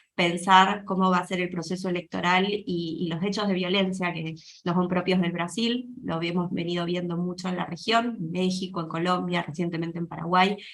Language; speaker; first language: Spanish; native; Spanish